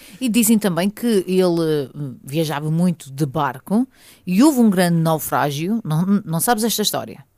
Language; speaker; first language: Portuguese; native; Portuguese